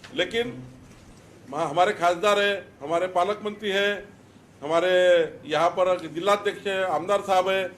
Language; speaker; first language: Hindi; non-native, local second language; Marathi